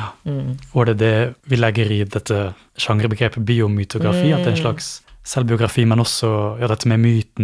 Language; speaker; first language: Norwegian; native; Norwegian